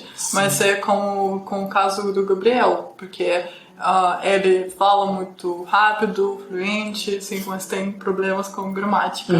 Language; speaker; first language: Portuguese; non-native, fluent; Russian